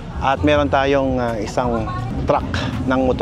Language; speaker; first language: Filipino; native; Filipino